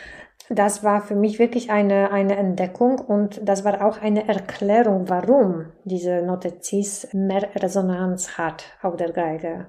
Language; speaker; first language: German; non-native, fluent; Polish